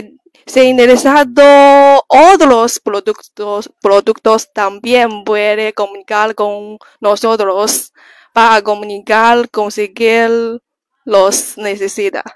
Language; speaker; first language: Spanish; non-native, learner; Chinese